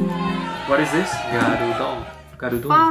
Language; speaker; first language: English; non-native, learner; Spanish